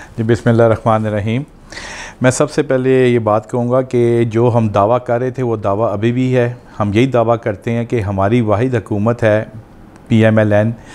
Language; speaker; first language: Urdu; non-native, local second language; Punjabi